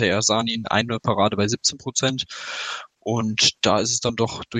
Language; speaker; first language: German; native; German